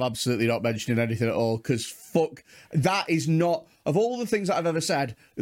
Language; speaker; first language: English; native; English